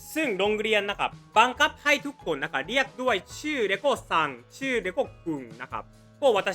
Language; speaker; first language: Thai; non-native, fluent; Japanese